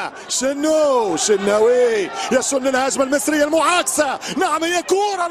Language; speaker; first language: Arabic; native; Arabic